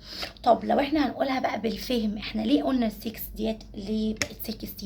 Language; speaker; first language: Arabic; native; Arabic